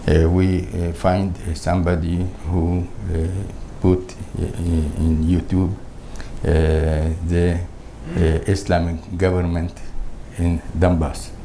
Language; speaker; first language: English; non-native, learner; Crimean Tatar